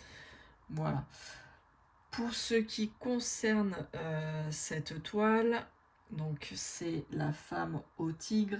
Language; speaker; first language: French; native; French